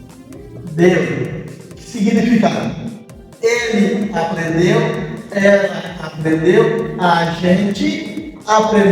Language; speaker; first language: Portuguese; non-native, fluent; Haitian Creole